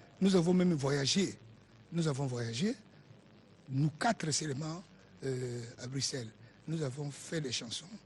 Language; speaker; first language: French; non-native, local second language; Lingala